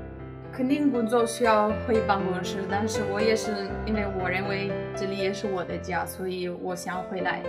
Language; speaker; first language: Chinese; non-native, fluent; Italian